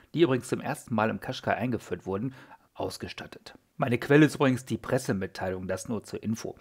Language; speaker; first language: German; native; German